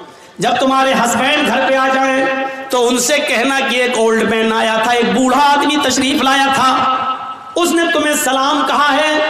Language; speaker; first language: Urdu; native; Urdu